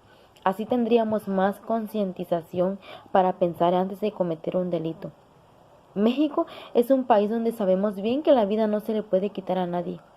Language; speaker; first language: Spanish; native; Spanish